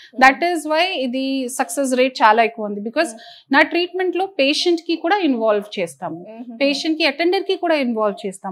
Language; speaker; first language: Telugu; non-native, fluent; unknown